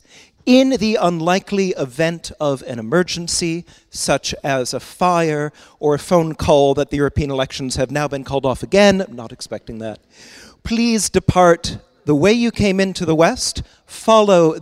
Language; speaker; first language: English; native; English